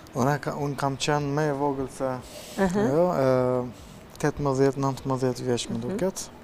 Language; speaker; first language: Albanian; non-native, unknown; Turkish